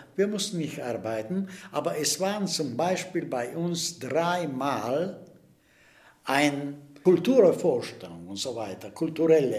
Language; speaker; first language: German; non-native, fluent; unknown